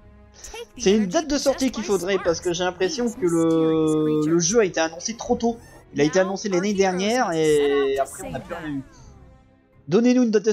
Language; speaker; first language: French; native; French